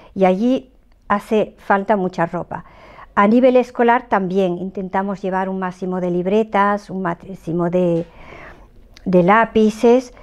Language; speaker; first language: Spanish; native; Spanish